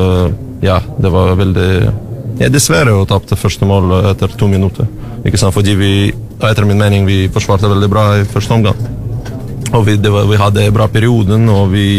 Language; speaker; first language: Norwegian; non-native, learner; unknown